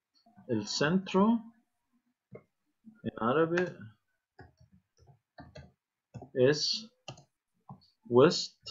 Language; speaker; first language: Spanish; non-native, fluent; Arabic